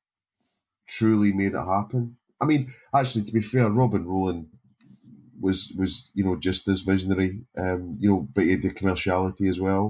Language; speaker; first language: English; native; English